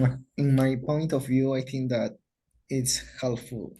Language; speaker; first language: English; non-native, learner; Spanish